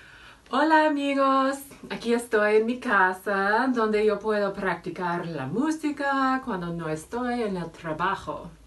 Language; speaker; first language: Spanish; non-native, fluent; English